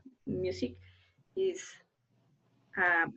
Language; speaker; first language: English; non-native, learner; Spanish